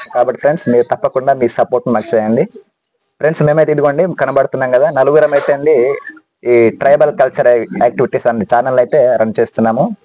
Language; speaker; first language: Telugu; non-native, local second language; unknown